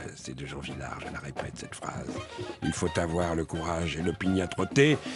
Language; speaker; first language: French; native; French